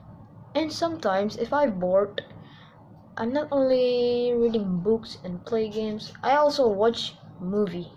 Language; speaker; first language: English; non-native, learner; Indonesian